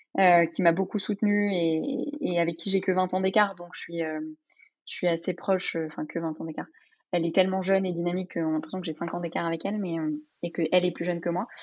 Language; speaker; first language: French; early bilingual, other home language; Arabic